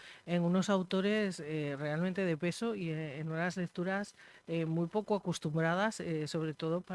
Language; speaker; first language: Spanish; native; Spanish